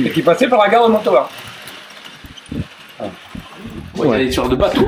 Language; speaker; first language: French; native; French